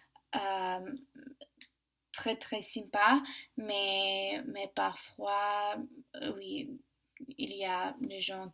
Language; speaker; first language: French; non-native, learner; English